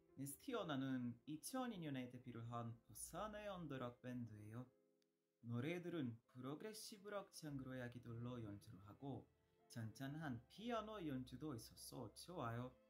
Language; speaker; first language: Korean; non-native, learner; Portuguese